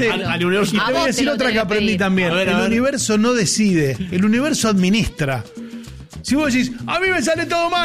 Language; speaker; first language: Spanish; native; Spanish